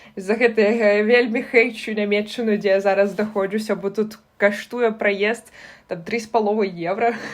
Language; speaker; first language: Belarusian; non-native, local second language; Russian